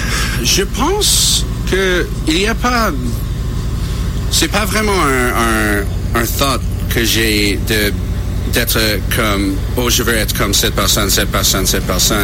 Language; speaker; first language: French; non-native, learner; English